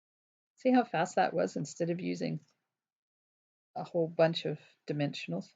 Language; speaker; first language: English; native; English